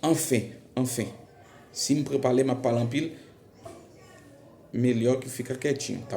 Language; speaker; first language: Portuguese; non-native, learner; Haitian Creole